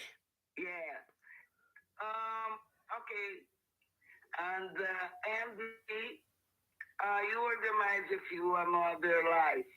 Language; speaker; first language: English; non-native, learner; Portuguese